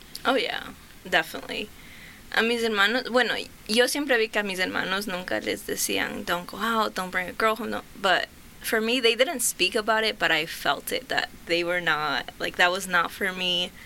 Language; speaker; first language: English; early bilingual, other home language; Spanish